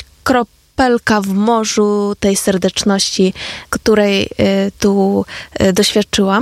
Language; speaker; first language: Polish; non-native, fluent; Ukrainian